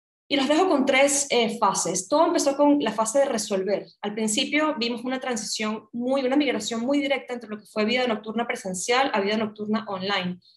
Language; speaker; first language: Spanish; native; Spanish